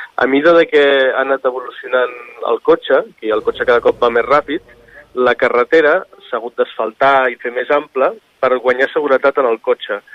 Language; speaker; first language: Catalan; native; Catalan